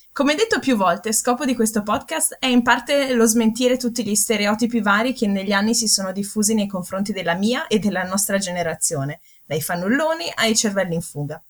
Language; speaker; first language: Italian; native; Italian